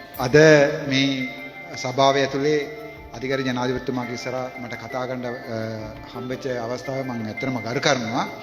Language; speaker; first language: Sinhala; non-native, local second language; Tamil